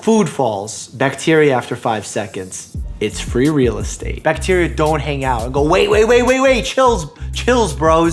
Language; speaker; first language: English; native; English